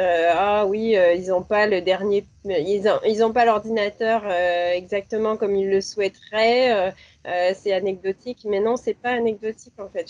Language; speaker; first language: French; native; French